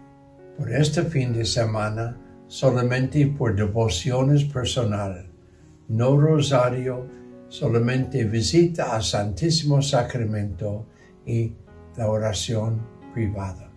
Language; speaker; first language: Spanish; non-native, learner; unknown